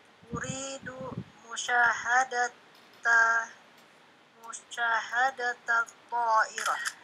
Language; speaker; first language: Arabic; non-native, learner; Indonesian